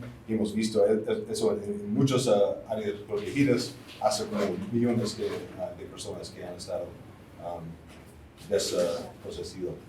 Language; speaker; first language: Spanish; non-native, fluent; English